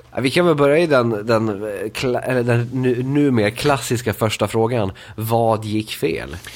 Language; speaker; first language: Swedish; native; Swedish